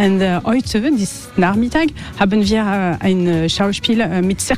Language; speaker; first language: German; non-native, learner; French